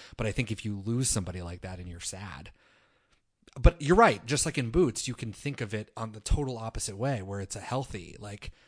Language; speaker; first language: English; native; English